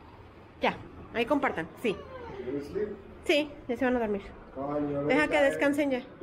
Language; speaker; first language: Spanish; native; Spanish